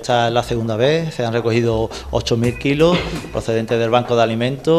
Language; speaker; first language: Spanish; native; Spanish